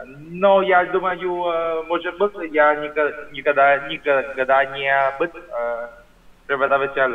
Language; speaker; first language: Russian; non-native, learner; Vietnamese